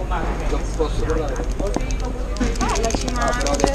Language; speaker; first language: Italian; native; Italian